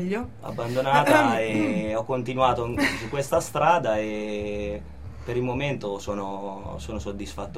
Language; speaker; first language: Italian; native; Italian